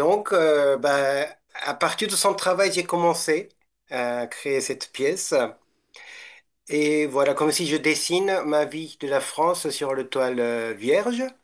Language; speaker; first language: French; non-native, fluent; Japanese